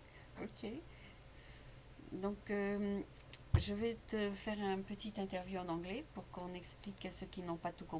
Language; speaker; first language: French; native; French